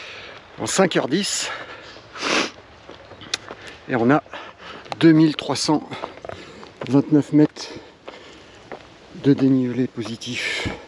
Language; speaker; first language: French; native; French